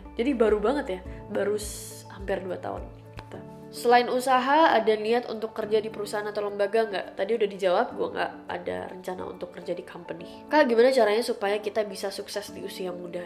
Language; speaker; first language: Indonesian; native; Indonesian